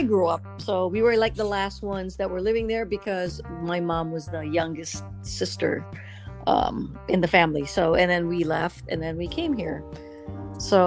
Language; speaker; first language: English; non-native, local second language; Filipino